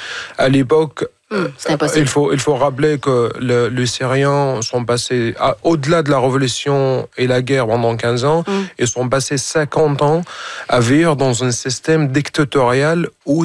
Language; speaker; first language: French; non-native, fluent; Arabic